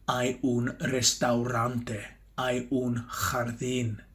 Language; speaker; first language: Spanish; non-native, fluent; English